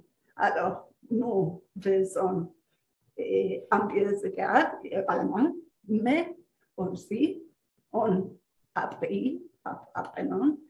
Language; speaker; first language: French; non-native, fluent; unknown